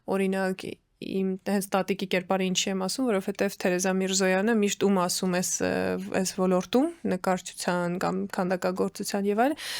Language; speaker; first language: Armenian; early bilingual, heritage; Armenian